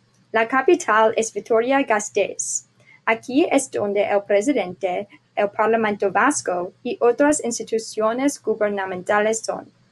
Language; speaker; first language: Spanish; non-native, learner; English